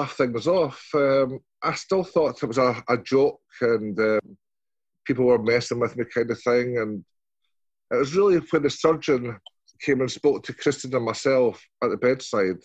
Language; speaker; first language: English; native; English